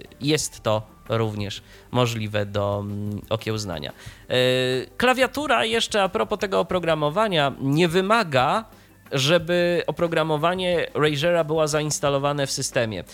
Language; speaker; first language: Polish; native; Polish